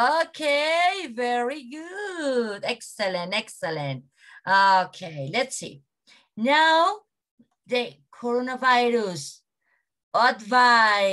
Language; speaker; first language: English; non-native, learner; Spanish